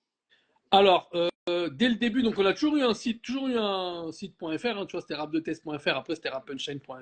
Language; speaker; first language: French; native; French